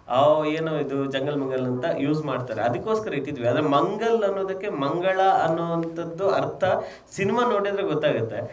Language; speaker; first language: Kannada; native; Kannada